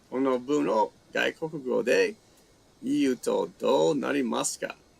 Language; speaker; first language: Japanese; non-native, fluent; English